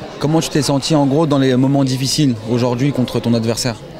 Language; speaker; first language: French; native; French